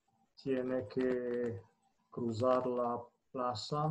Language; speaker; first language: Spanish; non-native, learner; Italian